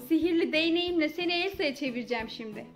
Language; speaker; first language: Turkish; native; Turkish